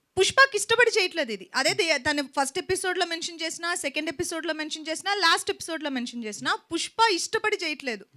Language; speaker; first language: Telugu; native; Telugu